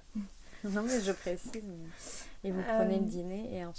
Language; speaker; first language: French; native; French